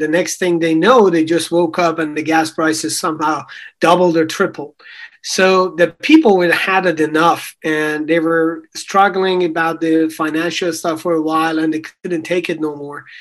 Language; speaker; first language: English; non-native, fluent; Persian